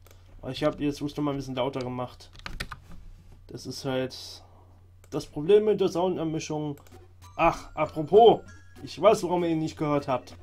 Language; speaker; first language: German; native; German